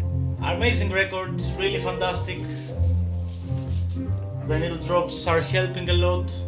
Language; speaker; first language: English; non-native, fluent; Greek